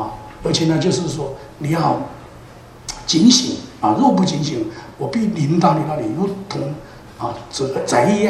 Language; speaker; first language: Chinese; native; Chinese